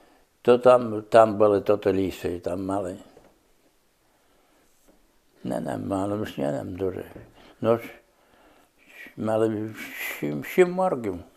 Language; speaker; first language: Polish; non-native, local second language; Rusyn